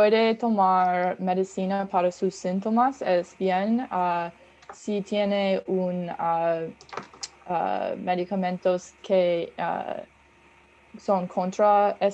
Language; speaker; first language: Spanish; non-native, learner; English